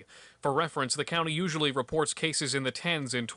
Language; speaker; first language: English; native; English